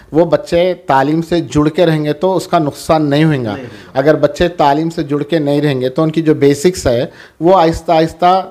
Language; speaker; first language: Urdu; native; Urdu